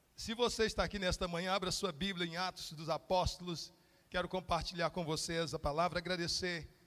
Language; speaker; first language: Portuguese; native; Portuguese